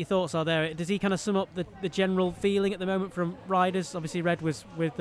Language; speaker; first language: English; native; English